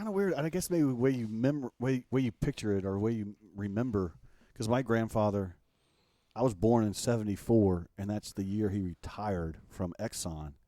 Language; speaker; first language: English; native; English